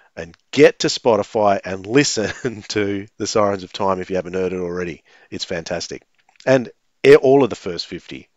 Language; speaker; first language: English; native; English